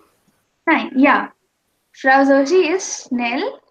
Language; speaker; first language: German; non-native, fluent; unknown